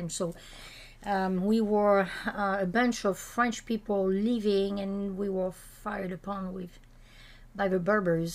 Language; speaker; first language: English; non-native, fluent; French